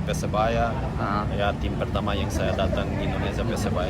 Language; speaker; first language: Indonesian; non-native, fluent; Portuguese